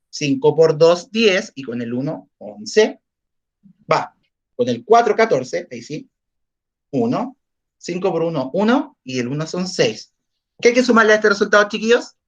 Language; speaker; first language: Spanish; native; Spanish